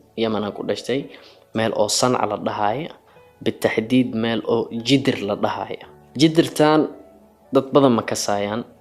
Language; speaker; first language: Somali; early bilingual, heritage; Somali